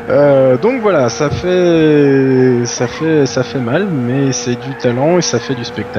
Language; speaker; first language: French; native; French